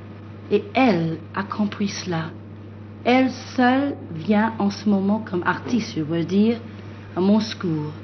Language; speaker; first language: French; non-native, fluent; English